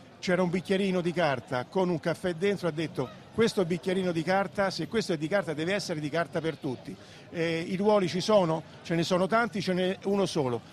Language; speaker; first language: Italian; native; Italian